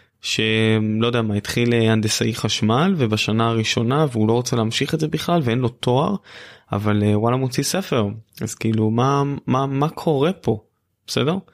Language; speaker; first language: Hebrew; native; Hebrew